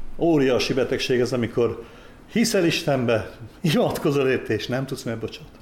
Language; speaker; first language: Hungarian; native; Hungarian